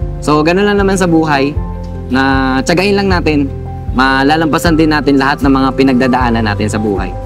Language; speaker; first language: Filipino; native; Filipino